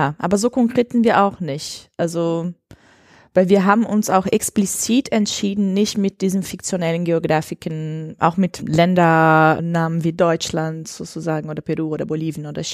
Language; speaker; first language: German; non-native, fluent; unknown